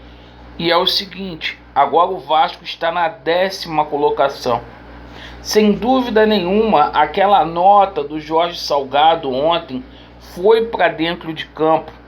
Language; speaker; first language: Portuguese; native; Portuguese